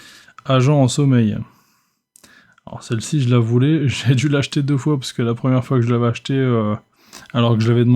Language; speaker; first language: French; native; French